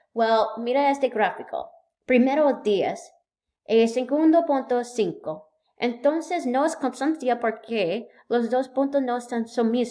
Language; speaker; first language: Spanish; non-native, learner; English